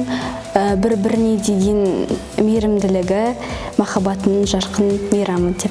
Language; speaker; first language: Kazakh; non-native, local second language; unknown